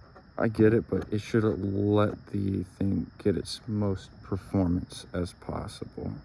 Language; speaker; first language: English; native; English